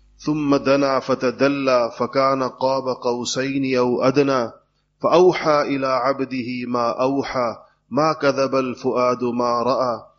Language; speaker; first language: Urdu; native; Urdu